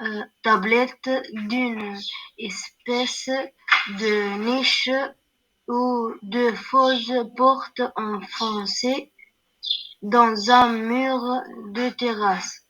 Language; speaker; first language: French; non-native, learner; Arabic